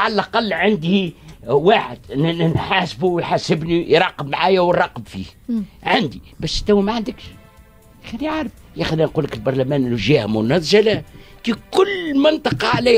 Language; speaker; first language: Arabic; native; Arabic